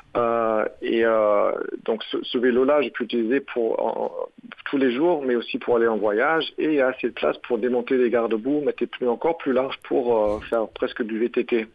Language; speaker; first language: French; non-native, fluent; German